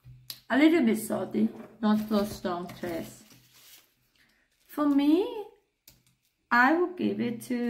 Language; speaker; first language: English; non-native, learner; Thai